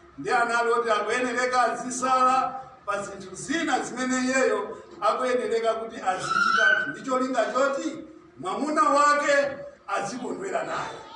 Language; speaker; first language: Nyanja; native; Nyanja